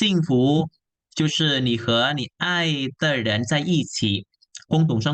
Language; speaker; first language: Chinese; non-native, fluent; Indonesian